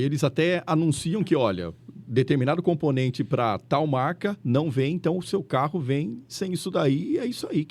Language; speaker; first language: Portuguese; native; Portuguese